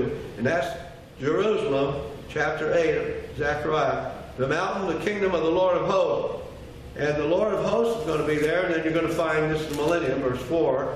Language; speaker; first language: English; native; English